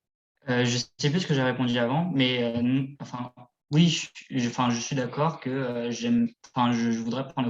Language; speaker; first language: French; native; French